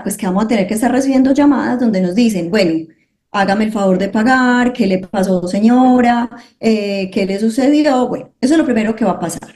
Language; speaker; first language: Spanish; native; Spanish